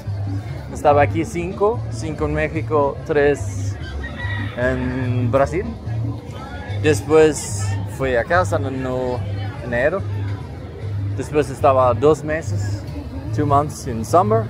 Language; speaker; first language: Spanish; non-native, fluent; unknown